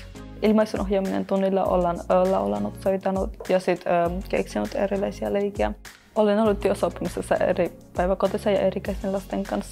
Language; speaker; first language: Finnish; non-native, learner; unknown